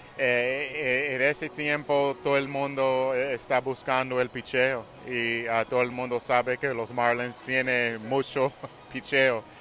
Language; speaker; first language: Spanish; non-native, learner; English